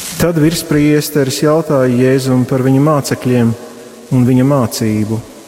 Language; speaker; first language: Latvian; native; Latvian